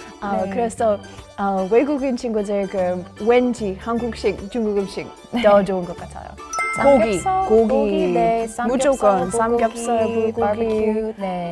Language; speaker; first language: Korean; non-native, learner; English